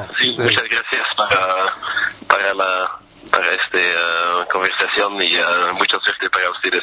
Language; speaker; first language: Spanish; non-native, fluent; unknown